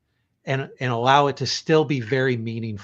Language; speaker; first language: English; native; English